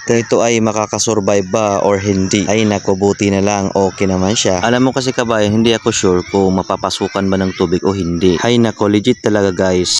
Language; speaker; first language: Filipino; non-native, local second language; Cebuano